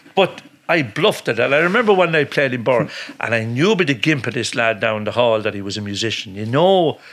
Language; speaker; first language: English; native; English